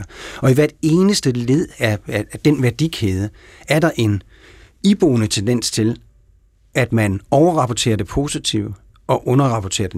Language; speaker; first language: Danish; native; Danish